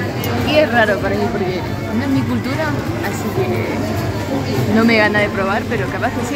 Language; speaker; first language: Spanish; non-native, fluent; French